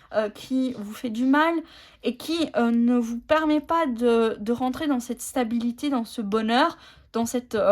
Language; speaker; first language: French; native; French